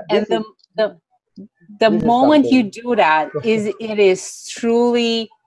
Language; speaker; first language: English; non-native, fluent; Romanian